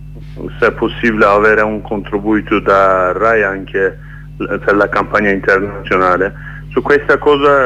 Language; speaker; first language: Italian; non-native, learner; Kurdish